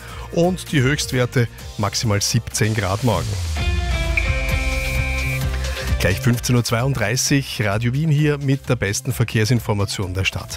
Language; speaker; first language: German; native; German